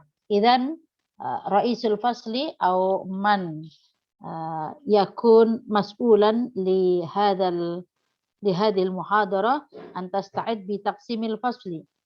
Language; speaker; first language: Arabic; non-native, fluent; Indonesian